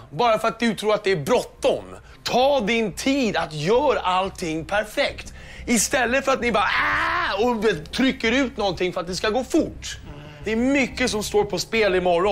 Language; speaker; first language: Swedish; native; Swedish